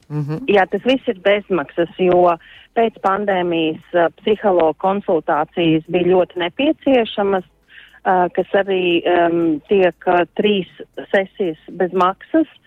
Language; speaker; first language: Latvian; native; Latvian